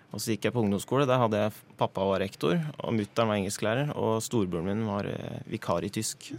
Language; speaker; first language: Norwegian; native; Norwegian